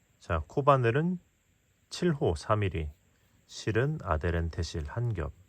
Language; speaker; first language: Korean; native; Korean